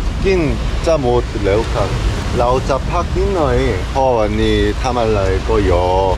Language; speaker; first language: Thai; non-native, learner; Korean